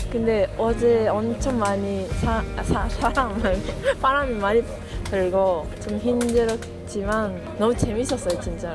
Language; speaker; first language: Korean; non-native, learner; Japanese